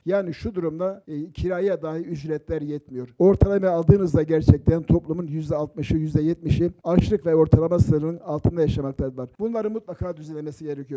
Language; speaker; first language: Turkish; native; Turkish